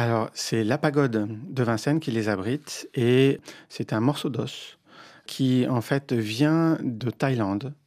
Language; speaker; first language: French; native; French